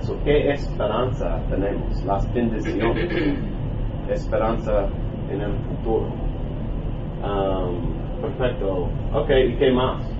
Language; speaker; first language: Spanish; non-native, learner; English